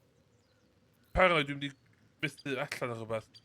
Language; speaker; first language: Welsh; non-native, learner; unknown